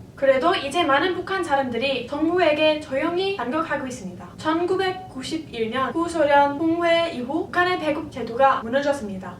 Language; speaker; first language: Korean; non-native, fluent; English